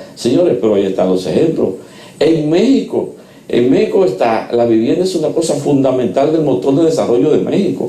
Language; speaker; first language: Spanish; native; Spanish